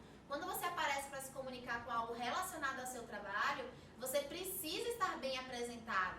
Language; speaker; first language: Portuguese; native; Portuguese